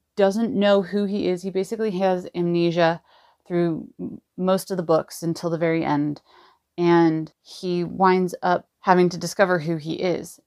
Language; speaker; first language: English; native; English